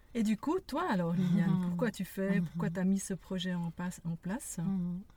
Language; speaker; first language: French; native; French